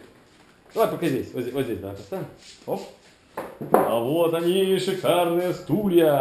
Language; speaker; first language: Russian; native; Russian